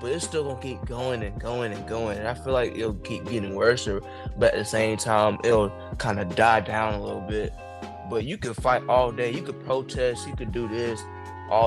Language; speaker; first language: English; native; English